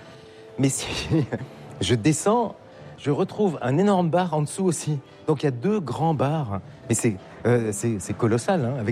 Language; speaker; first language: French; native; French